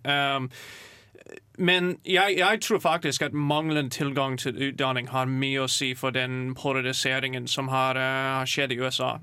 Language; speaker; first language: Norwegian; non-native, fluent; English